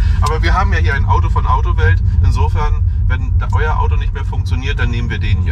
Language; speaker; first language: German; native; German